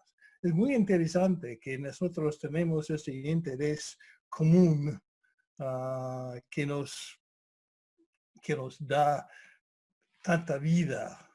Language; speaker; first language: Spanish; non-native, fluent; English